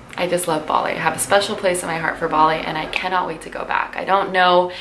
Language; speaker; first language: English; native; English